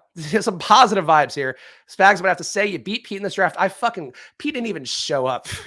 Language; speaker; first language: English; native; English